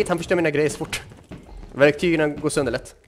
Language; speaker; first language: Swedish; native; Swedish